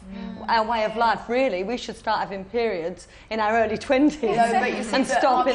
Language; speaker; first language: English; native; English